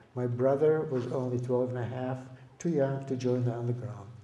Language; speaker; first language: English; early bilingual, other home language; Lithuanian